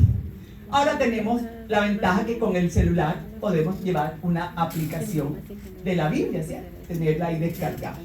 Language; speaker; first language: Spanish; native; Spanish